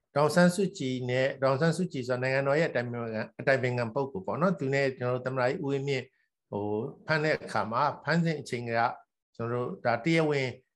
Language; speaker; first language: Burmese; native; Burmese